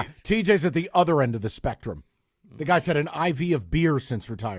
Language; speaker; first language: English; native; English